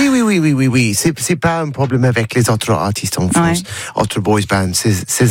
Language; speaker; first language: French; non-native, learner; English